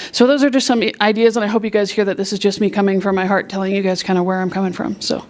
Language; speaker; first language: English; native; English